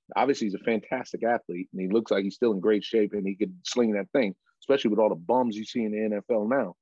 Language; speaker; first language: English; native; English